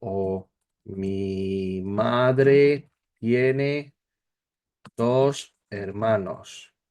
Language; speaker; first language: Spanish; non-native, learner; English